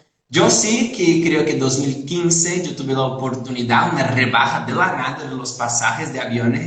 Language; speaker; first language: Spanish; non-native, fluent; Portuguese